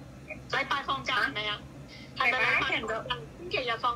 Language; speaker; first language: Cantonese; native; Cantonese